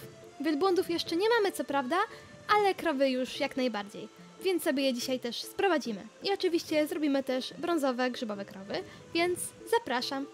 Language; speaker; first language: Polish; native; Polish